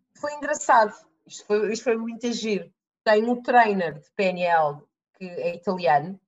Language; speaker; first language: Portuguese; early bilingual, other home language; English